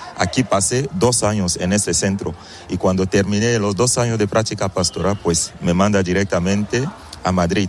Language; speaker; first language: Spanish; non-native, fluent; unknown